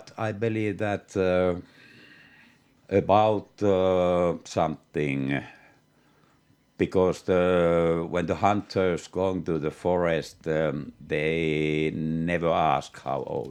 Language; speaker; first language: English; non-native, learner; Finnish